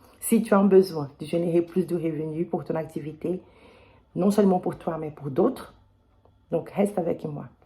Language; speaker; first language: French; non-native, fluent; Portuguese